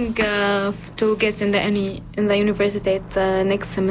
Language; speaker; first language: English; non-native, learner; Arabic